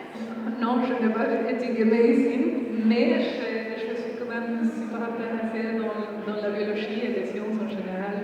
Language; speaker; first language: French; non-native, fluent; Spanish